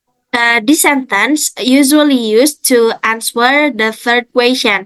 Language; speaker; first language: English; non-native, fluent; Indonesian